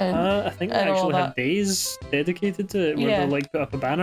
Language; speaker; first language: English; native; English